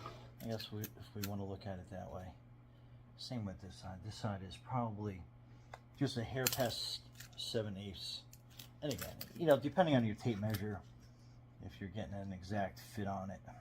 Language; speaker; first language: English; native; English